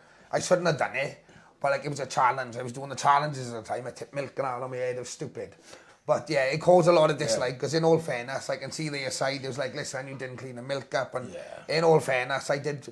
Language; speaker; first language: English; native; English